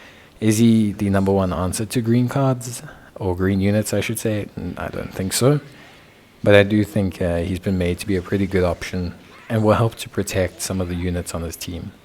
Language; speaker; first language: English; native; English